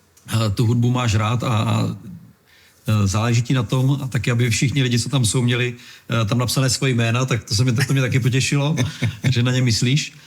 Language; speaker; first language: Czech; native; Czech